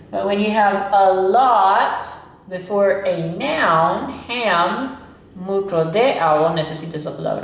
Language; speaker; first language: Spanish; non-native, fluent; English